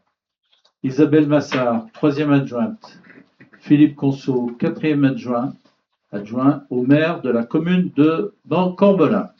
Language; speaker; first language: French; native; French